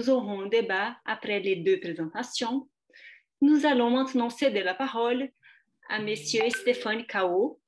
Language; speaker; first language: French; non-native, fluent; Portuguese